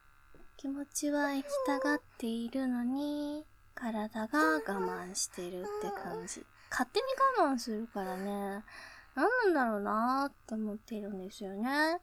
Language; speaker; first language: Japanese; native; Japanese